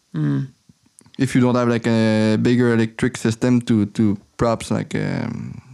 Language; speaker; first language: English; non-native, learner; French